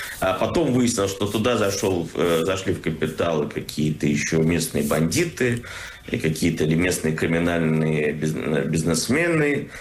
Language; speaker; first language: Russian; native; Russian